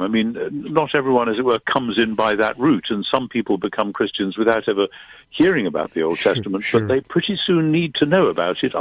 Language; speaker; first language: English; native; English